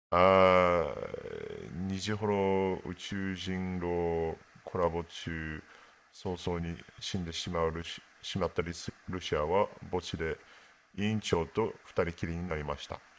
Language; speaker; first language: Japanese; non-native, learner; English